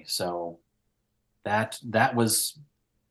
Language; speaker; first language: English; native; English